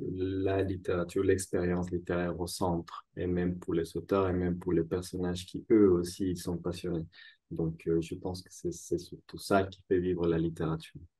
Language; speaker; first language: French; non-native, fluent; Spanish